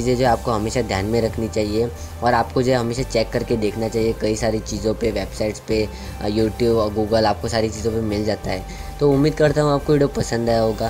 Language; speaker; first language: Hindi; native; Hindi